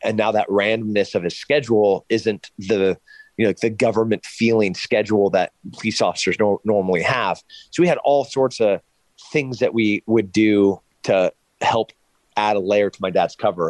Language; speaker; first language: English; native; English